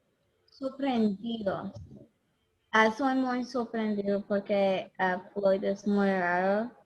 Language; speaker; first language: Spanish; non-native, learner; English